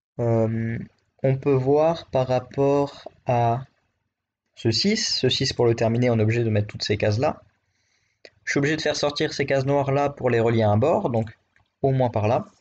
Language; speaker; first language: French; native; French